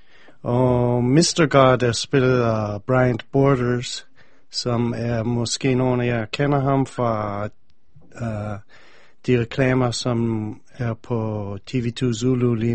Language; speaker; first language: Danish; non-native, fluent; English